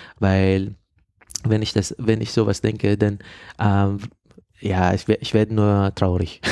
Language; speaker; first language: German; non-native, fluent; Filipino